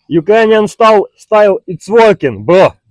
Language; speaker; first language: English; non-native, learner; Ukrainian